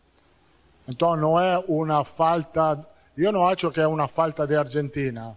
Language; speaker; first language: Portuguese; non-native, fluent; Italian